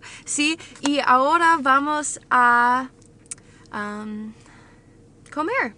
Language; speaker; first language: Spanish; non-native, learner; English